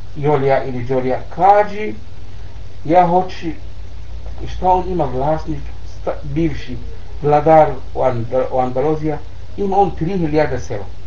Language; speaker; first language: Bosnian; non-native, learner; Arabic